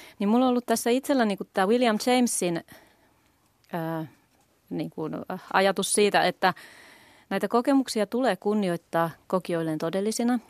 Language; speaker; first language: Finnish; native; Finnish